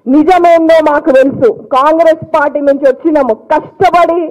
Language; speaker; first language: Telugu; native; Telugu